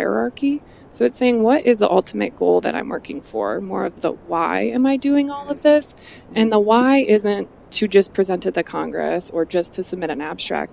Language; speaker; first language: English; native; English